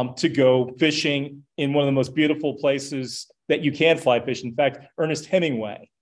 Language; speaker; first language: English; native; English